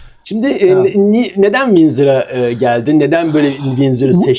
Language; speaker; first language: Turkish; native; Turkish